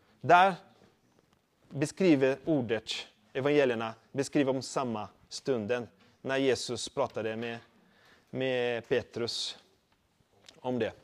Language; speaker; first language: Swedish; non-native, fluent; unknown